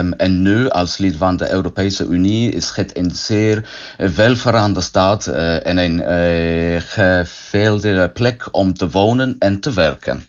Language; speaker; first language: Dutch; non-native, learner; English